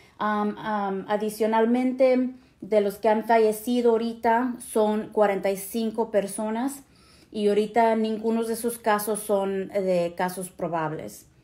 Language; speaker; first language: Spanish; early bilingual, heritage; Spanish